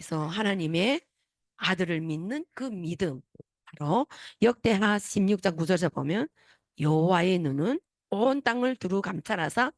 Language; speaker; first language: Korean; native; Korean